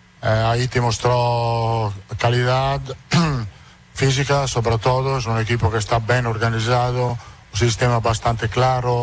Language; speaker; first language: Portuguese; non-native, fluent; Italian